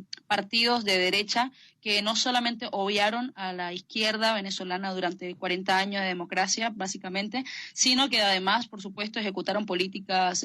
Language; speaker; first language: Spanish; native; Spanish